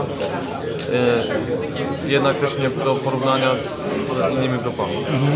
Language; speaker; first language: Polish; non-native, fluent; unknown